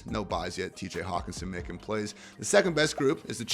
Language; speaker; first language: English; native; English